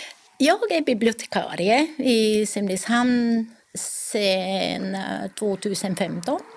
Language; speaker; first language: Swedish; non-native, fluent; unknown